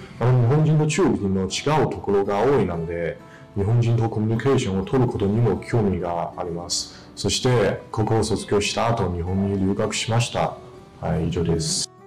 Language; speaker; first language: Japanese; non-native, fluent; Chinese